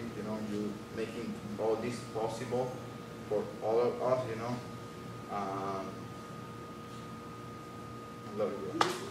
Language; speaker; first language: English; non-native, learner; Spanish